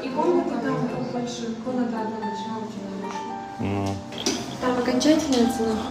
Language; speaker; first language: Russian; native; Russian